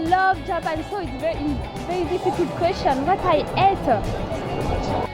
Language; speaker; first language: English; non-native, learner; French